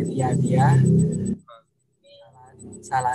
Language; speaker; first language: Arabic; non-native, learner; Indonesian